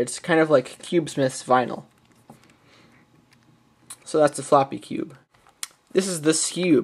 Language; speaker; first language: English; native; English